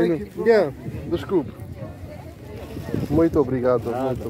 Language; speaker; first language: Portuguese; non-native, learner; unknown